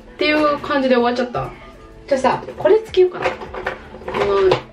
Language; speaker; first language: Japanese; native; Japanese